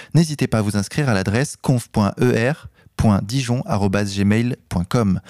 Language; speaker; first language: French; native; French